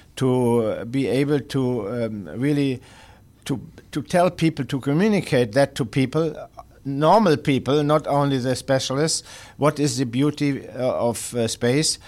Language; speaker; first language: English; non-native, fluent; German